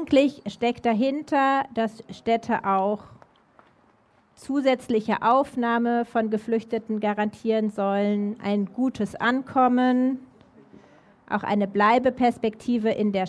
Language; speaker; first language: German; native; German